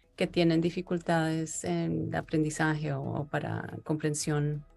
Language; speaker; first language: Spanish; early bilingual, heritage; Spanish